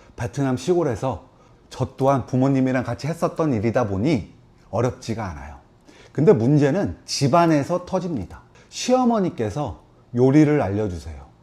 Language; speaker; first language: Korean; native; Korean